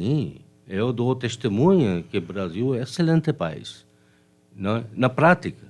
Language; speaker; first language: Portuguese; non-native, fluent; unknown